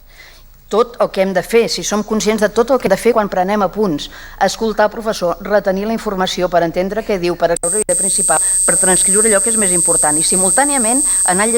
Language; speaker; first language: Catalan; native; Catalan